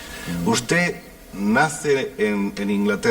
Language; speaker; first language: Spanish; native; Spanish